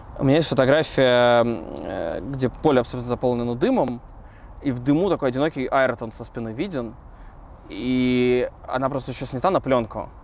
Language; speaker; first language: Russian; native; Russian